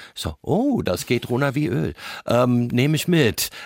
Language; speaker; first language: German; non-native, fluent; English